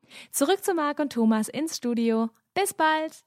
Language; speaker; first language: German; native; German